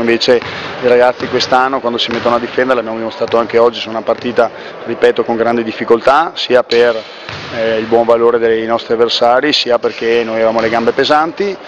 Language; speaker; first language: Italian; native; Italian